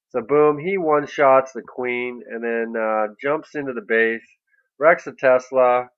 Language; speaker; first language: English; native; English